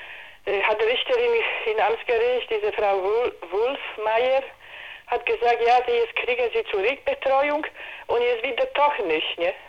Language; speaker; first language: German; non-native, learner; Polish